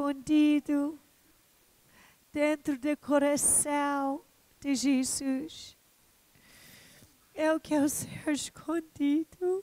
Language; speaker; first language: Portuguese; non-native, fluent; English